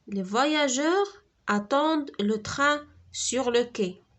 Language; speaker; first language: French; non-native, local second language; Arabic